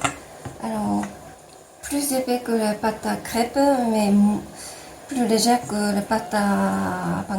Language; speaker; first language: French; non-native, fluent; Japanese